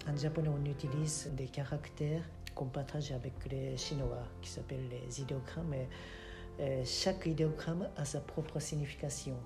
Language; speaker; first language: French; non-native, fluent; Japanese